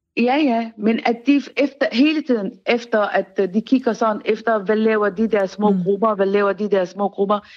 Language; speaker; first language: Danish; non-native, fluent; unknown